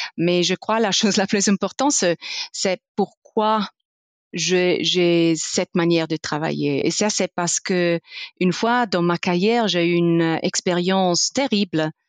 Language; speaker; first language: French; non-native, fluent; Italian